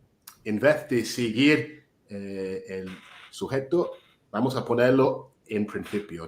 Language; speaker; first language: Spanish; non-native, fluent; English